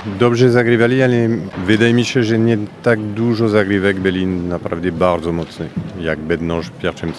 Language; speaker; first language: Polish; non-native, fluent; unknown